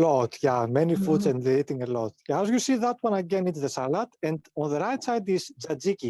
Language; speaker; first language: English; non-native, fluent; Greek